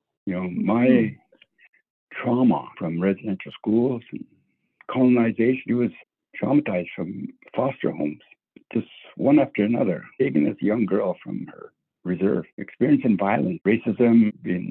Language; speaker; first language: English; native; English